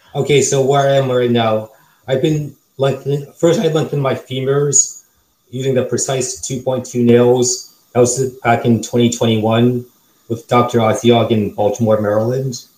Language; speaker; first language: English; non-native, fluent; German